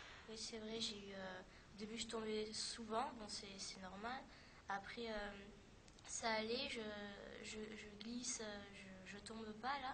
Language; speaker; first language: French; native; French